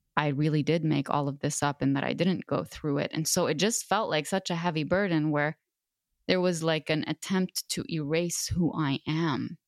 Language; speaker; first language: English; non-native, fluent; Arabic